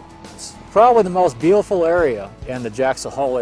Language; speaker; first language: English; native; English